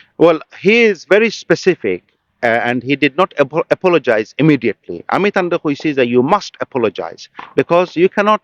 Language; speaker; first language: English; early bilingual, other home language; Bangla